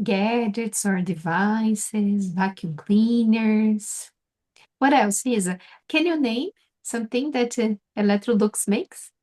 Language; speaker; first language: English; non-native, fluent; Portuguese